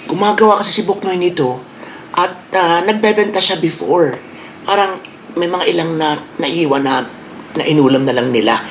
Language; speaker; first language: Filipino; native; Filipino